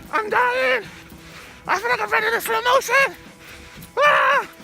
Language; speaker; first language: English; native; English